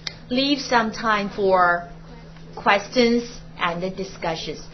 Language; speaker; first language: English; non-native, fluent; Chinese